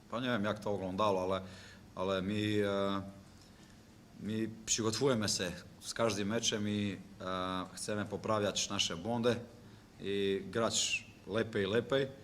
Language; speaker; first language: Polish; non-native, learner; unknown